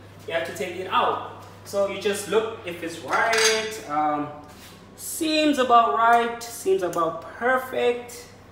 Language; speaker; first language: English; non-native, local second language; Xhosa